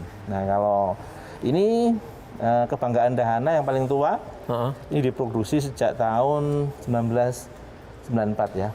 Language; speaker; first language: Indonesian; native; Indonesian